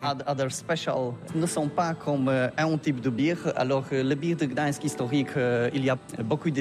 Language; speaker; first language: French; non-native, learner; Polish